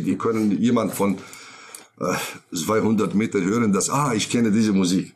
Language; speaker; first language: German; non-native, learner; Kurdish